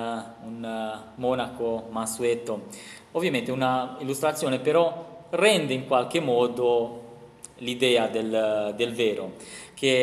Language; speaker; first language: Italian; non-native, fluent; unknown